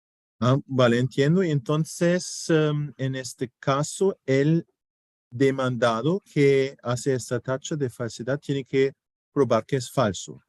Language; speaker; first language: Spanish; non-native, fluent; German